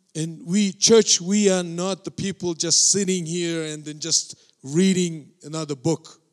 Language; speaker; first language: English; non-native, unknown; Mongolian